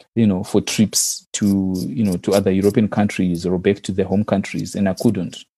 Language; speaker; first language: English; non-native, local second language; Shona